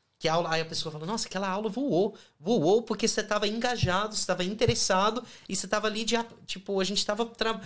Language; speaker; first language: Portuguese; non-native, fluent; English